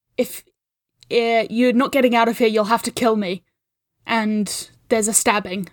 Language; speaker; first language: English; native; English